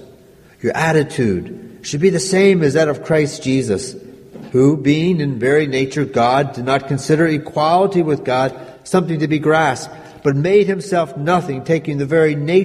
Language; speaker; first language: English; native; English